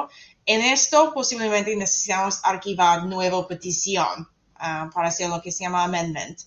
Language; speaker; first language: Spanish; non-native, fluent; English